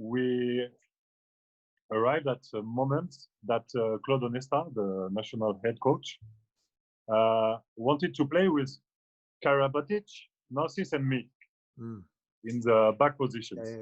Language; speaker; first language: English; non-native, fluent; French